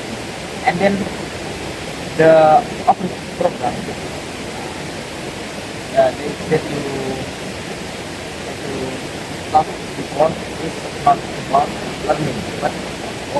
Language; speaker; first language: English; non-native, learner; Indonesian